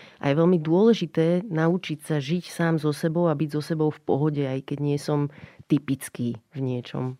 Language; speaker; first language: Slovak; native; Slovak